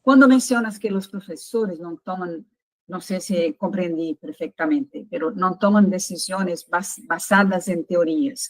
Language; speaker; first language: Spanish; non-native, fluent; Portuguese